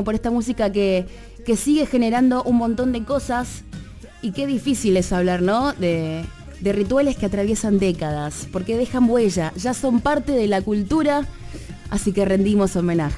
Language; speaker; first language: Spanish; native; Spanish